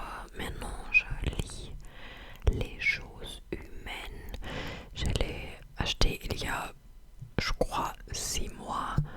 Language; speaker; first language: French; non-native, fluent; English